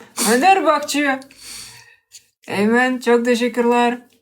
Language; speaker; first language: Turkish; non-native, learner; Russian